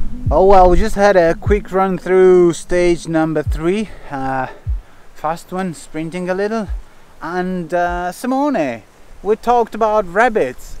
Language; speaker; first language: English; non-native, fluent; Italian